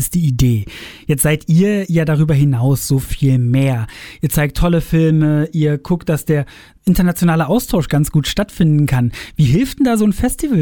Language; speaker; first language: German; native; German